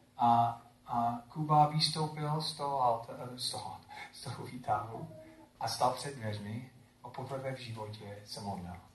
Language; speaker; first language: Czech; non-native, fluent; English